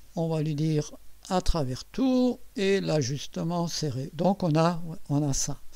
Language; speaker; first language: French; native; French